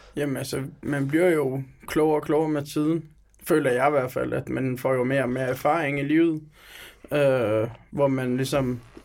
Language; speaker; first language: Danish; early bilingual, other home language; Turkish